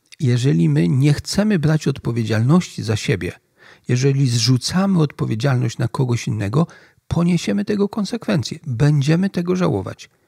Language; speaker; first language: Polish; native; Polish